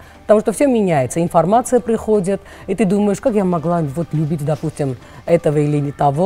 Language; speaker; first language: Russian; non-native, local second language; Armenian